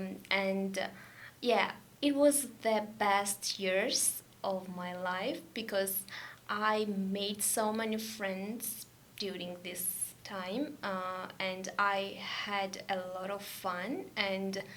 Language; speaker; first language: English; non-native, learner; Georgian